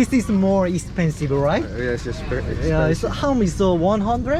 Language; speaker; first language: English; non-native, learner; Korean